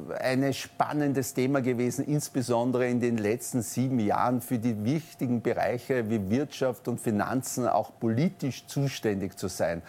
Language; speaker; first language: German; native; German